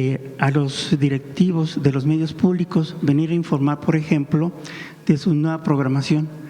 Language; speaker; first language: Spanish; native; Spanish